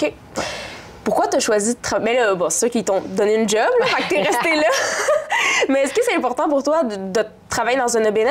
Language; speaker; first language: French; native; French